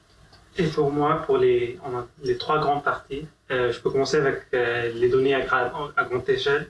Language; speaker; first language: French; non-native, fluent; Arabic